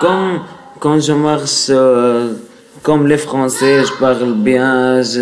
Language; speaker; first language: French; non-native, learner; Arabic